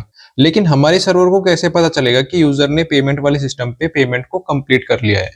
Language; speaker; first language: Hindi; native; Hindi